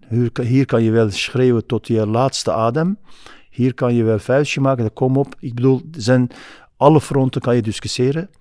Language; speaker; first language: Dutch; non-native, fluent; Kurdish